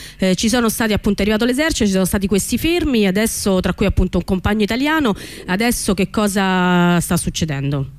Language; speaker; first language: Italian; native; Italian